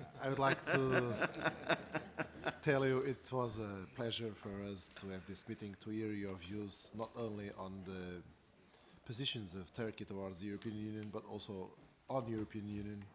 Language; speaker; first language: English; non-native, fluent; Portuguese